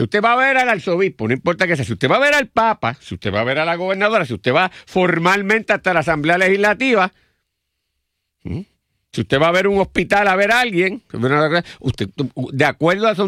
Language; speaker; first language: Spanish; native; Spanish